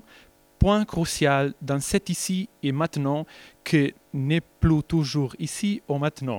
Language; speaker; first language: French; non-native, learner; Portuguese